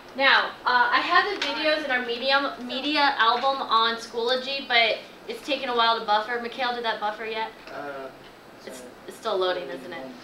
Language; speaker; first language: English; native; English